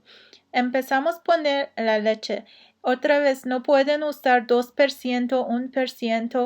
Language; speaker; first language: Spanish; non-native, learner; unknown